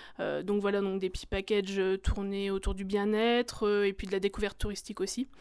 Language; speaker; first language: French; native; French